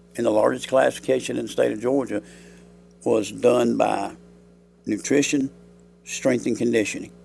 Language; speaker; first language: English; native; English